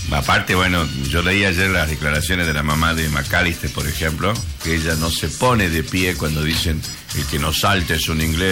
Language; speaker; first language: Spanish; native; Spanish